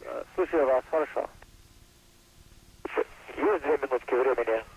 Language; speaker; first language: Russian; non-native, learner; English